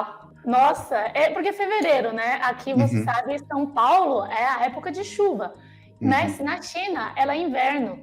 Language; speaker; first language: Portuguese; non-native, fluent; Chinese